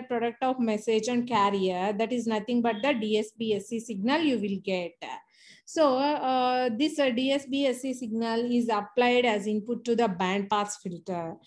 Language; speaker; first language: English; non-native, local second language; Telugu